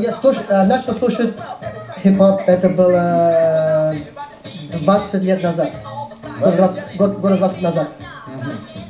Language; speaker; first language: Russian; early bilingual, heritage; English